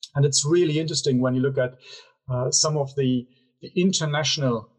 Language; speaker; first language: English; non-native, fluent; German